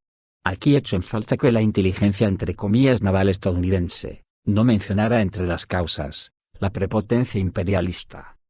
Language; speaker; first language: Spanish; native; Spanish